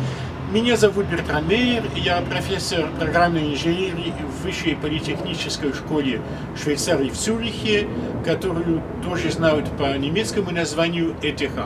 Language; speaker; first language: Russian; non-native, fluent; French